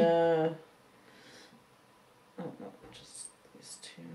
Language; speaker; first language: English; native; English